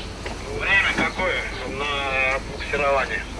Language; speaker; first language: Russian; native; Russian